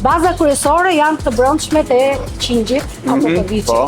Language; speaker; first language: Albanian; native; Albanian